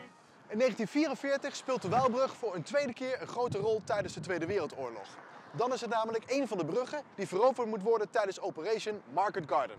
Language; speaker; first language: Dutch; native; Dutch